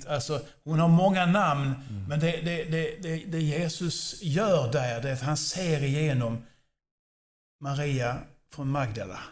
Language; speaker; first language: Swedish; non-native, fluent; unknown